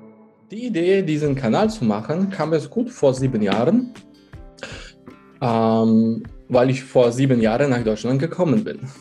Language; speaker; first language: German; non-native, fluent; Polish